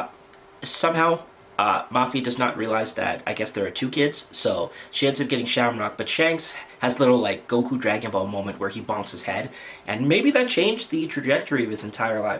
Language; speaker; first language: English; native; English